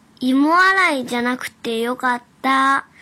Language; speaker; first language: Japanese; early bilingual, other home language; Chinese